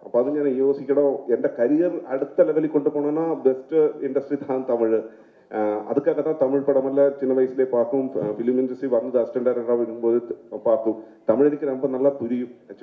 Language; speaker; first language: Tamil; non-native, learner; Malayalam